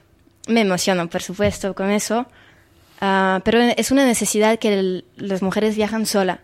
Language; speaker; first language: Spanish; non-native, fluent; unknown